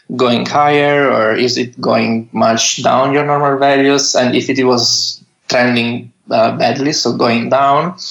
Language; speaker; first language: English; non-native, fluent; Italian